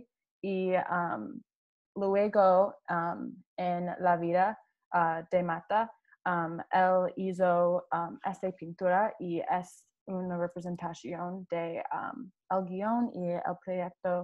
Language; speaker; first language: Spanish; non-native, learner; English